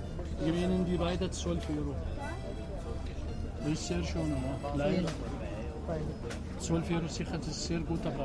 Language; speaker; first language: German; non-native, learner; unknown